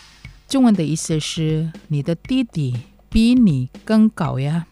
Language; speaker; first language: Chinese; non-native, fluent; Indonesian